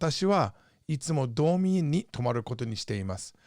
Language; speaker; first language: Japanese; non-native, fluent; English